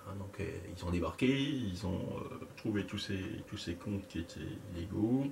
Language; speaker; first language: French; native; French